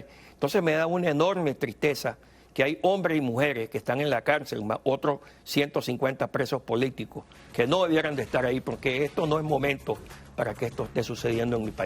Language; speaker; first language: Spanish; native; Spanish